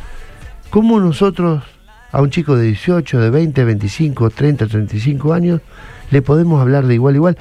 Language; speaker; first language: Spanish; native; Spanish